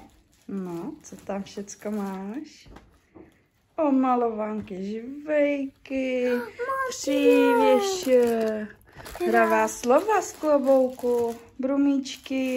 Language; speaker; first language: Czech; native; Czech